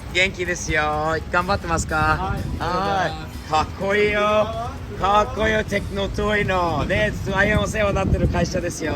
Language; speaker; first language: Japanese; non-native, fluent; English